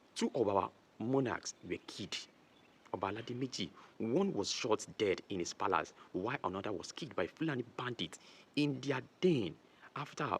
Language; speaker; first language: English; non-native, local second language; Yoruba